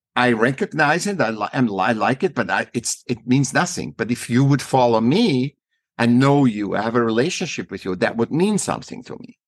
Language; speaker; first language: English; non-native, fluent; German